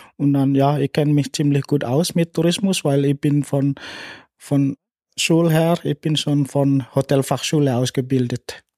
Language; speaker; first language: German; non-native, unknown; Indonesian